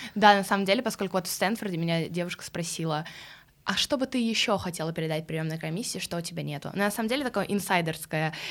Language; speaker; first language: Russian; early bilingual, other home language; Swedish